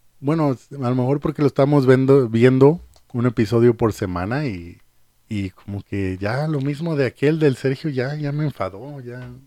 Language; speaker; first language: Spanish; early bilingual, heritage; Spanish